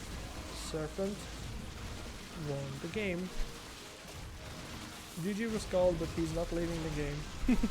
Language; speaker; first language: English; non-native, fluent; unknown